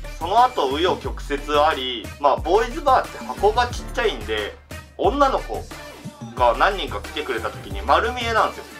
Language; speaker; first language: Japanese; native; Japanese